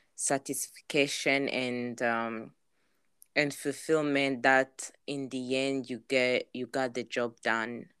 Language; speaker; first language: English; non-native, local second language; Kinyarwanda